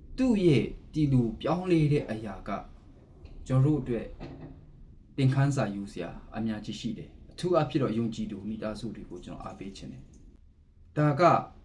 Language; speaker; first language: Burmese; non-native, local second language; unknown